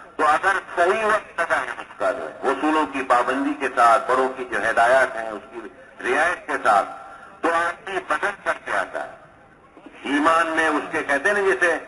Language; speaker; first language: Urdu; native; Urdu